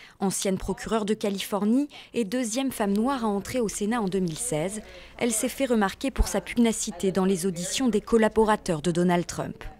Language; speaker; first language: French; native; French